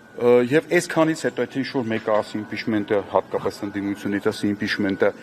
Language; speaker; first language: Armenian; native; Armenian